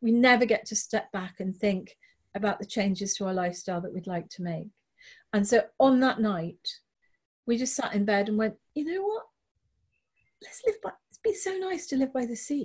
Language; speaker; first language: English; native; English